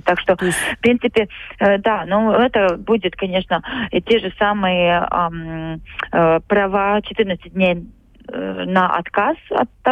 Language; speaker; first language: Russian; non-native, local second language; Latvian